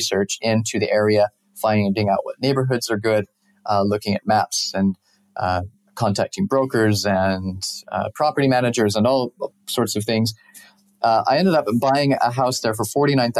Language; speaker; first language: English; native; English